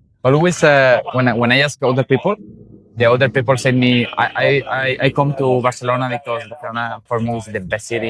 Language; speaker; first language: English; non-native, learner; Spanish